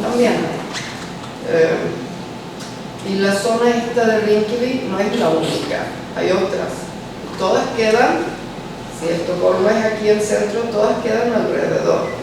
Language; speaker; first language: Spanish; early bilingual, heritage; Spanish